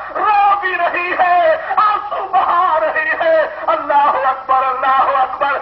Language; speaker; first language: Urdu; non-native, local second language; Sindhi